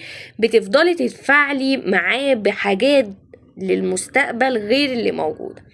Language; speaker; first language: Arabic; native; Arabic